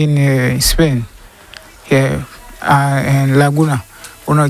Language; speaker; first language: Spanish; non-native, learner; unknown